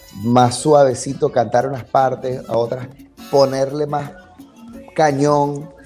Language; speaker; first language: Spanish; native; Spanish